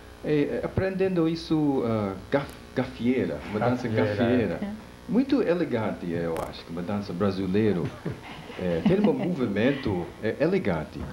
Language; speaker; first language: Portuguese; non-native, fluent; English